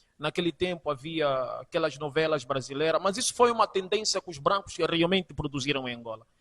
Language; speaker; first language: Portuguese; native; Portuguese